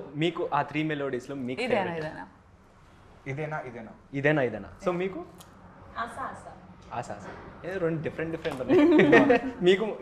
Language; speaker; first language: Telugu; native; Telugu